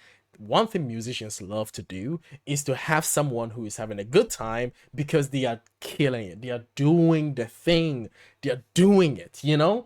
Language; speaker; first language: English; native; English